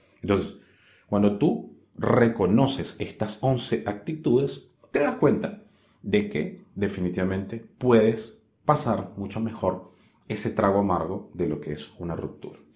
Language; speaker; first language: Spanish; native; Spanish